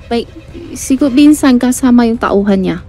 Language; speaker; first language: Filipino; non-native, learner; Chinese